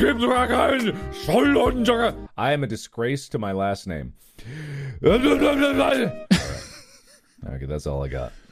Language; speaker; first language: English; native; English